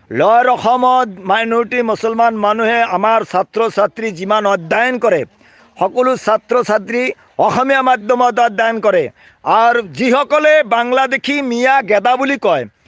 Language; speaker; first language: Assamese; non-native, local second language; Bangla